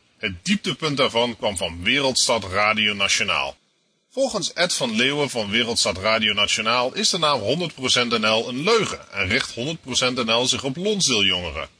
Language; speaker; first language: Dutch; native; Dutch